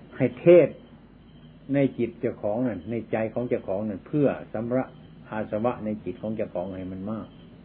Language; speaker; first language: Thai; non-native, local second language; Lao